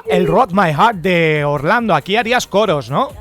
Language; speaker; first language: Spanish; native; Spanish